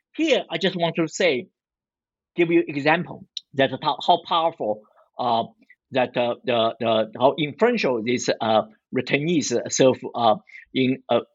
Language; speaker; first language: English; non-native, fluent; Chinese